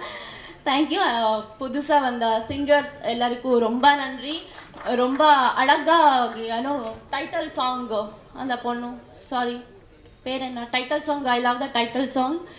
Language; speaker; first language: Tamil; non-native, learner; Kannada